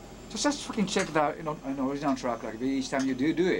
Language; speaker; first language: English; non-native, fluent; Japanese